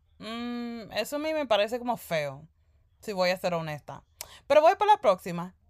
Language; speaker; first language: Spanish; early bilingual, heritage; Spanish